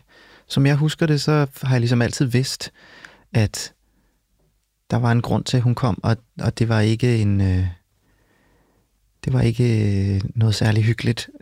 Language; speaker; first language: Danish; early bilingual, other home language; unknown